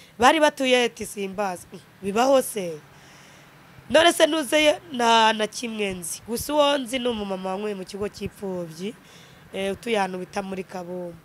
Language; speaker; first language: Kinyarwanda; native; Kinyarwanda